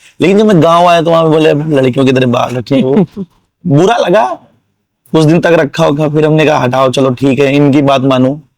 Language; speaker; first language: Hindi; native; Hindi